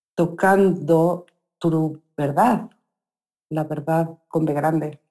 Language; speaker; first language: Spanish; native; Spanish